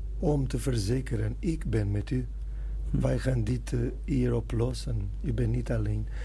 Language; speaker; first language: Dutch; non-native, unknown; Portuguese